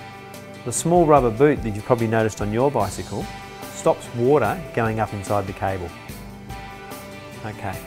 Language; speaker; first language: English; native; English